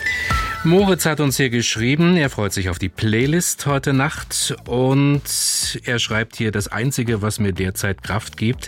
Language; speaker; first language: German; native; German